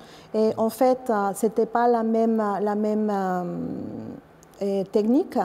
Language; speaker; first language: French; non-native, fluent; Spanish